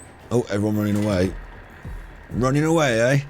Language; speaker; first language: English; native; English